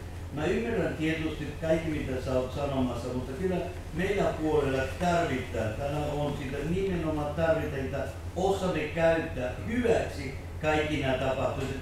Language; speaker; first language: Finnish; non-native, fluent; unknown